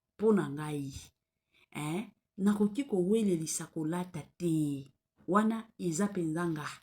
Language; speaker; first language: Lingala; non-native, local second language; Swahili